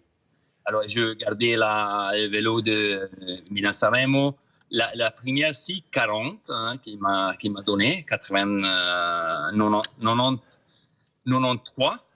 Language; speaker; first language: French; non-native, fluent; Italian